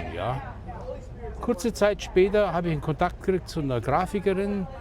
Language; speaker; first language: German; native; German